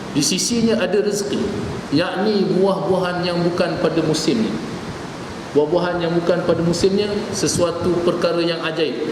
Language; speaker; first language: Malay; native; Malay